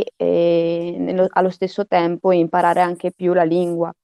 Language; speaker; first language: Italian; native; Italian